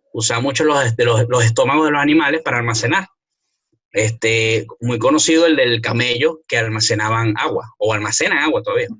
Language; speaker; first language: Spanish; native; Spanish